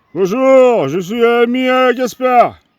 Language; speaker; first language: French; native; French